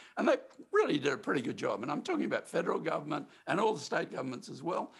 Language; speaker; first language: English; native; English